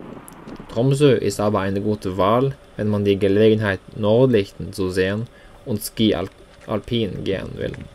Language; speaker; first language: German; non-native, learner; Norwegian